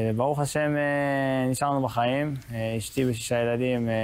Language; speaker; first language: Hebrew; native; Hebrew